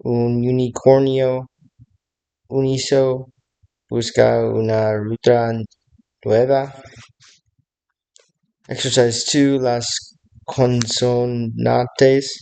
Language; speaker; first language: Spanish; non-native, learner; English